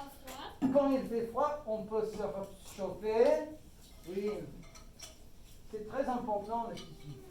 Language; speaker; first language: French; non-native, fluent; English